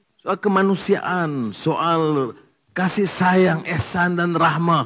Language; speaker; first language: Malay; native; Malay